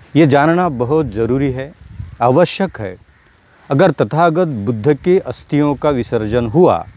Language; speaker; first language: Hindi; non-native, local second language; Marathi